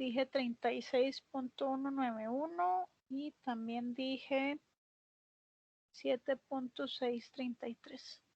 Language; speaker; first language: Spanish; native; Spanish